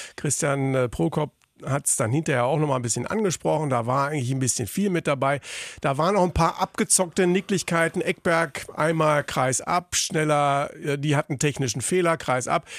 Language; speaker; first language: German; native; German